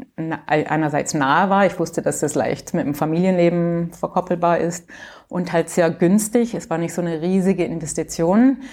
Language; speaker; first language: German; early bilingual, heritage; English